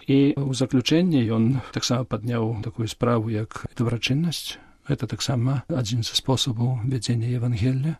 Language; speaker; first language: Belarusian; non-native, local second language; Polish